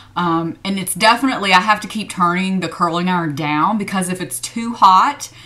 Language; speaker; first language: English; native; English